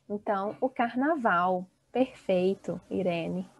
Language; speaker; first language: Portuguese; native; Portuguese